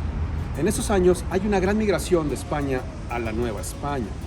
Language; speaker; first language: Spanish; native; Spanish